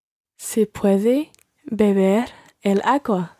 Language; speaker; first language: Spanish; non-native, learner; English